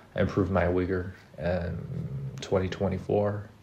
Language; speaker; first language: English; non-native, fluent; Chinese